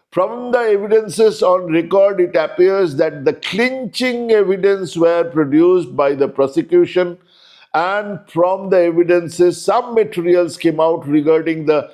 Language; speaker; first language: English; non-native, local second language; Bangla